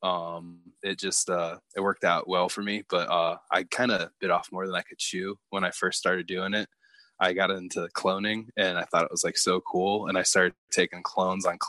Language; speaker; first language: English; native; English